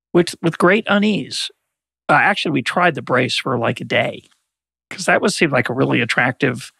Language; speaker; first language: English; native; English